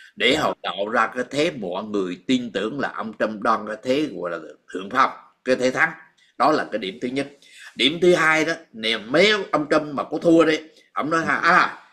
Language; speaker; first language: Vietnamese; native; Vietnamese